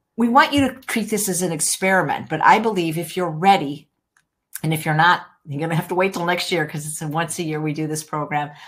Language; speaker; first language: English; early bilingual, other home language; French